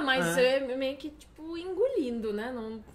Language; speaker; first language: Portuguese; non-native, fluent; Russian